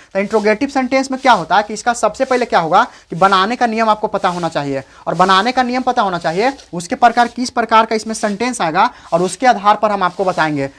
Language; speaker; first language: Hindi; native; Hindi